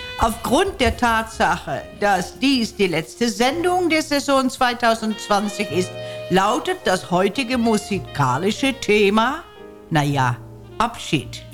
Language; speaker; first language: German; non-native, fluent; Dutch